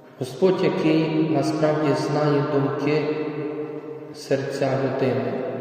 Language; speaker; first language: Ukrainian; non-native, fluent; Polish